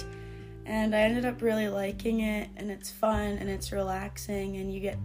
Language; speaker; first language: English; native; English